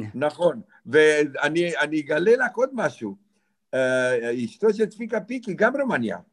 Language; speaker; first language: Hebrew; non-native, fluent; Romanian